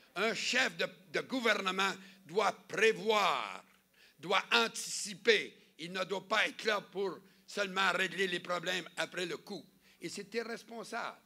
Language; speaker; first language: French; native; French